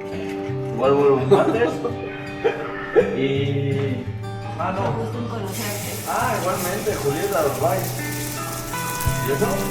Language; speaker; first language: Spanish; native; Spanish